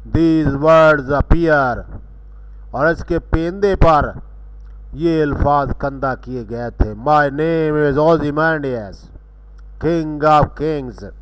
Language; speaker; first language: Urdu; non-native, local second language; Punjabi